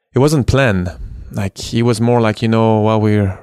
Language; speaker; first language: English; non-native, fluent; French